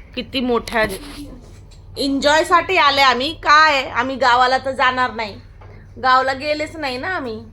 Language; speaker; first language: Marathi; non-native, local second language; Hindi